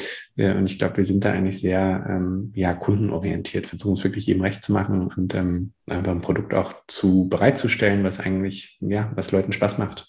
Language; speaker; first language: German; native; German